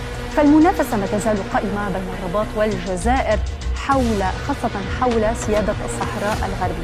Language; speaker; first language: Arabic; native; Arabic